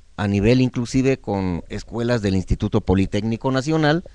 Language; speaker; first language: Spanish; native; Spanish